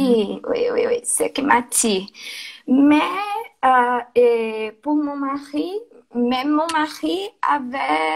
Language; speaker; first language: French; non-native, learner; Portuguese